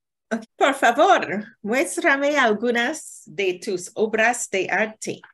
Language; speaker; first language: Spanish; non-native, learner; English